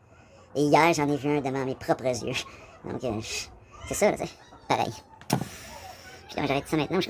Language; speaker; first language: French; native; French